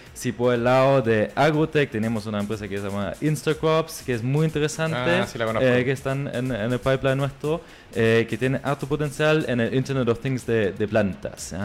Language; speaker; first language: Spanish; non-native, fluent; German